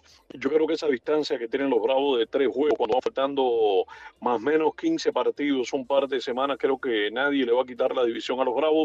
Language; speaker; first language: Spanish; native; Spanish